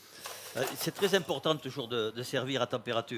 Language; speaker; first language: French; native; French